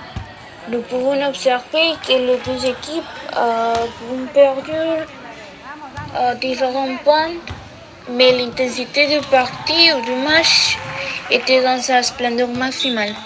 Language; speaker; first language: French; non-native, learner; Spanish